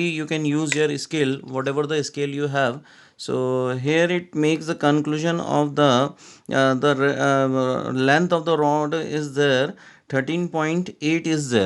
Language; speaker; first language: English; non-native, local second language; Hindi